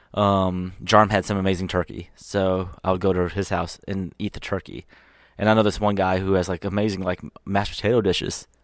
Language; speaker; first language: English; early bilingual, other home language; Filipino